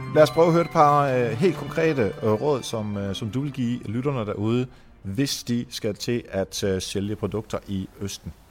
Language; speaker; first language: Danish; native; Danish